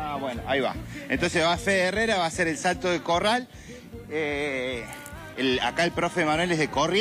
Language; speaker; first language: Spanish; native; Spanish